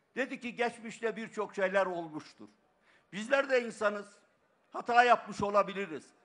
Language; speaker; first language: Turkish; native; Turkish